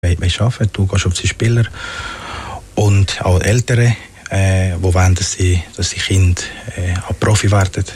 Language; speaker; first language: German; non-native, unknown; Spanish